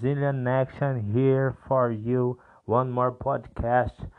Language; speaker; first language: English; non-native, learner; Portuguese